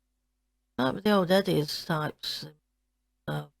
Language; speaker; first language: English; native; English